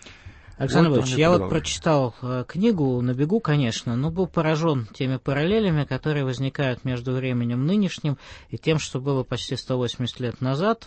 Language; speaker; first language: Russian; native; Russian